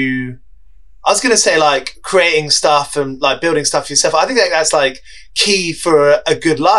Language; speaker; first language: English; native; English